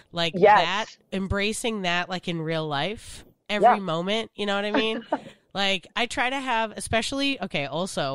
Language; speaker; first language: English; native; English